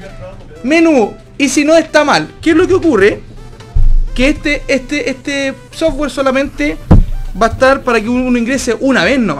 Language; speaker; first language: Spanish; native; Spanish